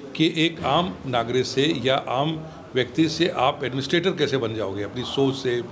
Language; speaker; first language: Hindi; native; Hindi